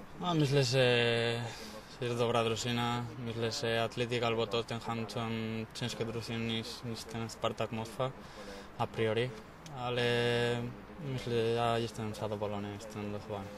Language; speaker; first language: Polish; non-native, learner; Spanish